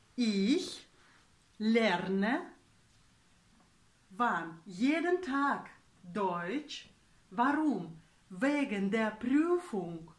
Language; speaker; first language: German; non-native, fluent; Russian